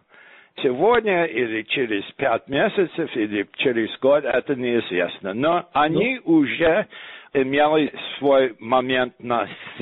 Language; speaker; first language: Russian; non-native, fluent; English